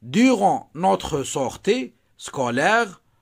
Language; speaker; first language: French; non-native, local second language; Arabic